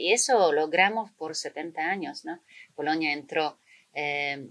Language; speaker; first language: Spanish; non-native, fluent; Polish